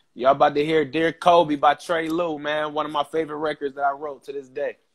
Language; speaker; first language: English; native; English